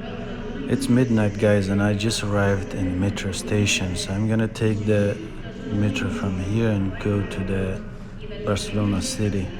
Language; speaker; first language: English; non-native, fluent; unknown